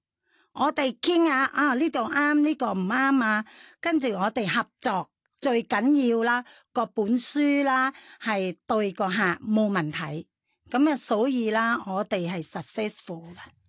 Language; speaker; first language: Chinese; non-native, fluent; Thai